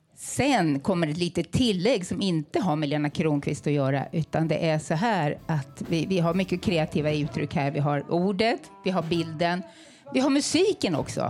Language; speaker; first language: Swedish; native; Swedish